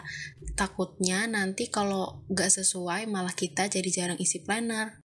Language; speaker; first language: Indonesian; native; Indonesian